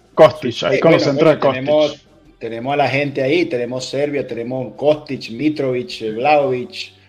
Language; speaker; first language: Spanish; native; Spanish